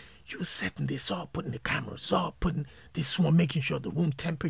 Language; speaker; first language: English; non-native, local second language; Yoruba